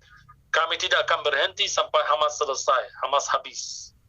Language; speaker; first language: Indonesian; non-native, fluent; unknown